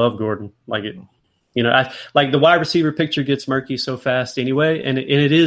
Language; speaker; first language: English; native; English